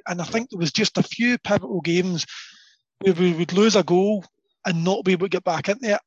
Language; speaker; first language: English; native; English